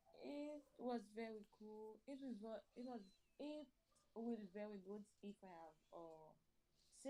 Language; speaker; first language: English; non-native, learner; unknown